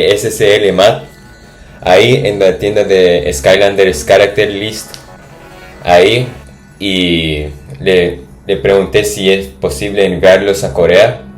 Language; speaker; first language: Spanish; non-native, fluent; English